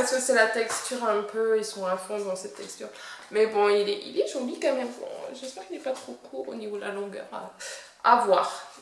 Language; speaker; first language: French; native; French